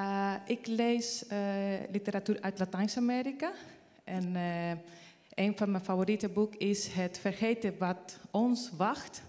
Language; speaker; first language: Dutch; non-native, learner; Spanish